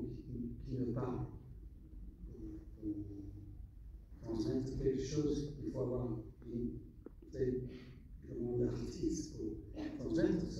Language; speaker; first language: French; non-native, fluent; English